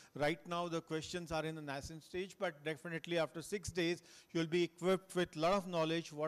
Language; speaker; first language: English; non-native, local second language; Marathi